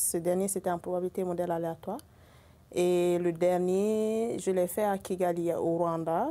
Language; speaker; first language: French; non-native, local second language; Bambara